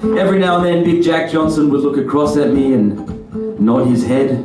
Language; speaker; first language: English; native; English